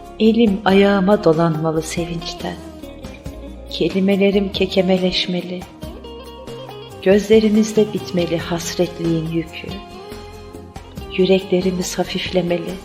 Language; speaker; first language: Turkish; native; Turkish